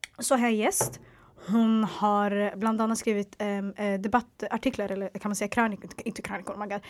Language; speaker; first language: Swedish; early bilingual, other home language; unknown